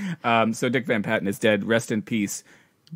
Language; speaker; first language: English; native; English